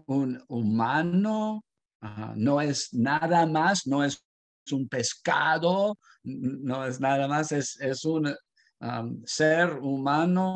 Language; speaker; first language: Spanish; non-native, fluent; English